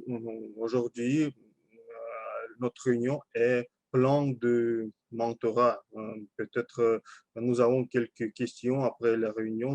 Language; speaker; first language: French; non-native, learner; Russian